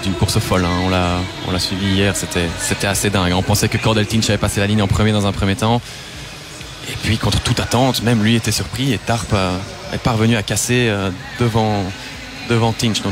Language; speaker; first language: French; native; French